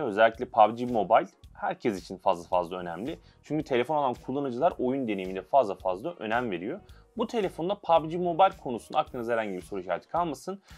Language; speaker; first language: Turkish; native; Turkish